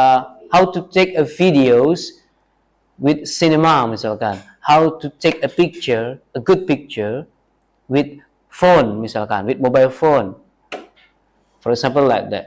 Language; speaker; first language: English; non-native, learner; Indonesian